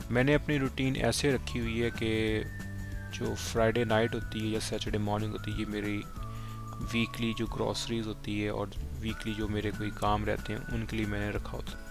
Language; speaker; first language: Urdu; non-native, local second language; Punjabi